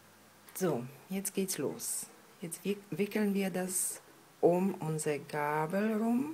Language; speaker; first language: German; non-native, fluent; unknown